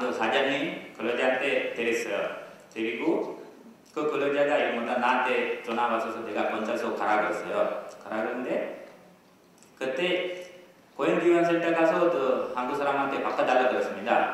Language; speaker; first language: Korean; non-native, learner; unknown